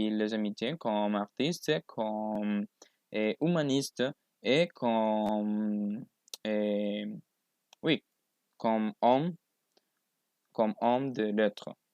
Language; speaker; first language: French; non-native, learner; Spanish